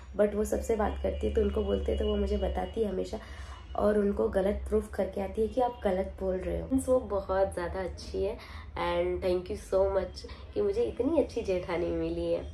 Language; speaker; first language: Hindi; non-native, local second language; Marwari